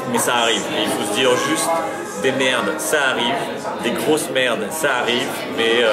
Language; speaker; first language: French; early bilingual, other home language; Arabic